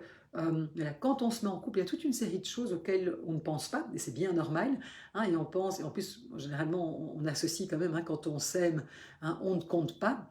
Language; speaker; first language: French; native; French